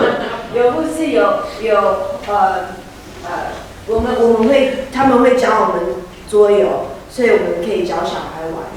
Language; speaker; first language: Chinese; early bilingual, heritage; Chinese